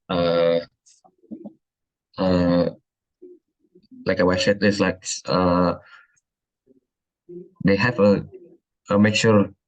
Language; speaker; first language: English; non-native, learner; Indonesian